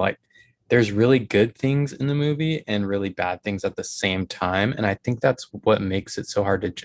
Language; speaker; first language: English; native; English